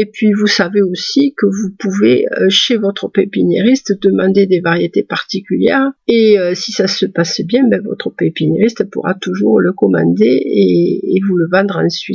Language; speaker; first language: French; native; French